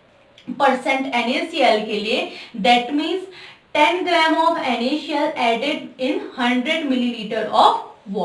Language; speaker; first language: English; non-native, local second language; Hindi